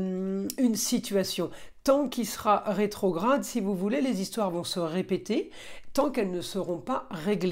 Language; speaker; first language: French; native; French